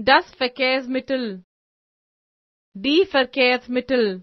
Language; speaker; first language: German; non-native, fluent; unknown